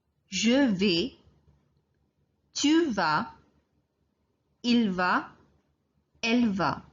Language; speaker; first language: French; non-native, fluent; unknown